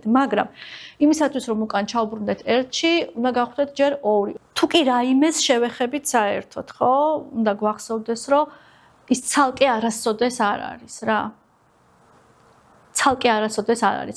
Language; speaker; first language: Georgian; native; Georgian